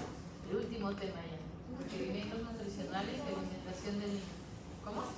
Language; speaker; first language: Spanish; native; Spanish